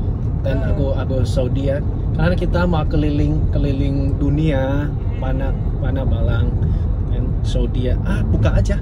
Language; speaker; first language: Indonesian; non-native, fluent; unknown